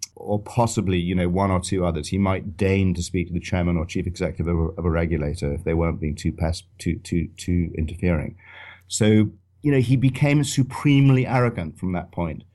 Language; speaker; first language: English; native; English